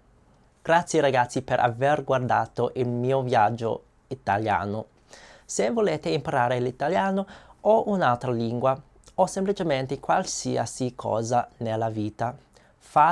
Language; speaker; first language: Italian; non-native, learner; English